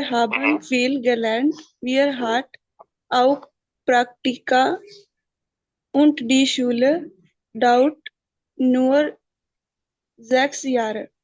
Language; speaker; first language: German; non-native, learner; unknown